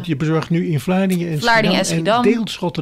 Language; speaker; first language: Dutch; native; Dutch